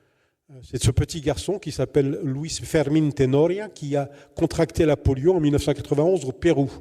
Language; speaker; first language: French; native; French